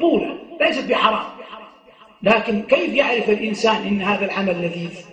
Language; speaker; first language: Arabic; native; Arabic